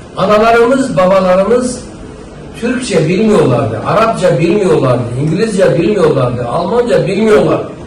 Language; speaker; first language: Turkish; non-native, local second language; Zaza